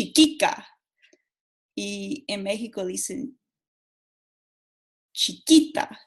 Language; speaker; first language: Spanish; non-native, learner; English